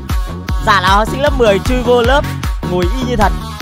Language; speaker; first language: Vietnamese; native; Vietnamese